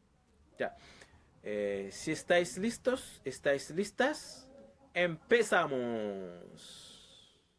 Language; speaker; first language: Spanish; non-native, learner; Haitian Creole